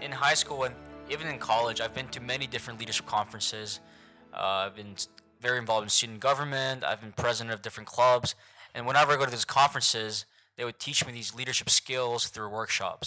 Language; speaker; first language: English; early bilingual, other home language; Korean